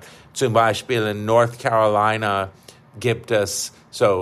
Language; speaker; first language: German; non-native, fluent; English